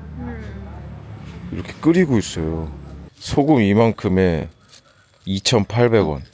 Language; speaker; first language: Korean; native; Korean